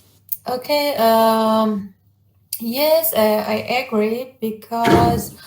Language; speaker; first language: English; non-native, learner; Persian